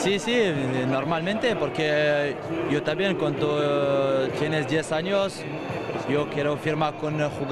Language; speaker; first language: Spanish; non-native, learner; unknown